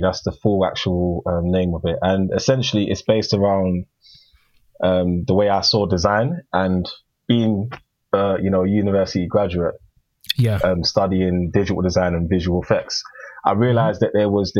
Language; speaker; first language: English; native; English